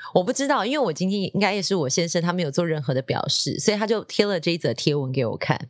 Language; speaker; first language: Chinese; native; Chinese